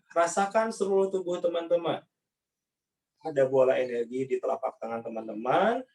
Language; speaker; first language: Indonesian; native; Indonesian